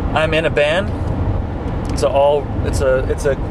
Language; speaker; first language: English; native; English